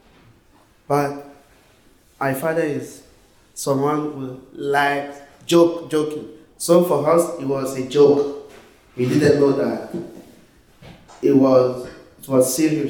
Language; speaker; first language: English; non-native, learner; French